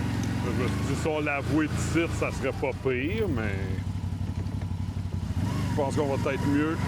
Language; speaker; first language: French; native; French